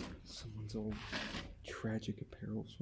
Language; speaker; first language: English; native; English